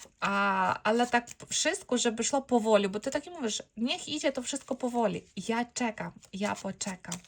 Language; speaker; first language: Polish; non-native, fluent; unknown